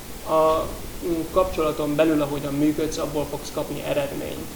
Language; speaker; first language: Hungarian; native; Hungarian